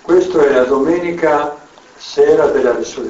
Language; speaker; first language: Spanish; non-native, learner; Italian